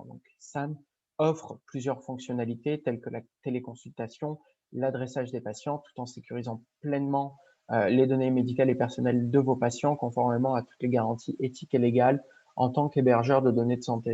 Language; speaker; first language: French; native; French